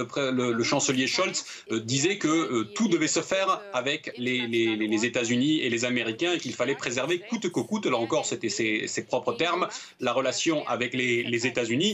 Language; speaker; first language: French; native; French